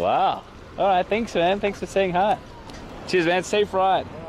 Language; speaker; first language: English; native; English